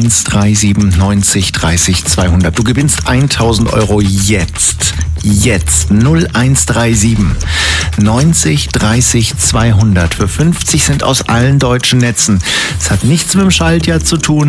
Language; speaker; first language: German; native; German